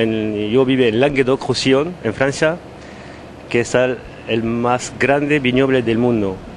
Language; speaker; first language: Spanish; non-native, learner; French